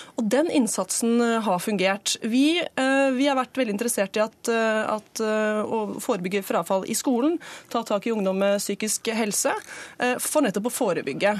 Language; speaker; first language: Norwegian; native; Norwegian